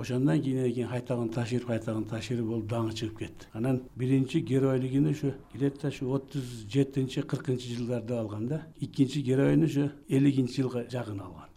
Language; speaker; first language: Kyrgyz; non-native, local second language; Uzbek